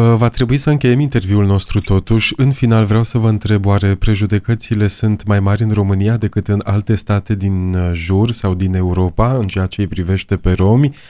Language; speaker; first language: Romanian; native; Romanian